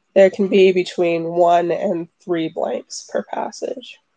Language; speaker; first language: English; native; English